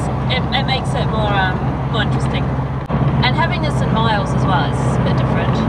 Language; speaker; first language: English; native; English